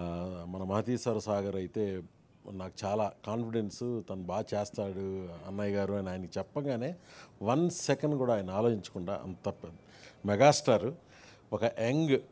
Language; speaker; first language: Telugu; native; Telugu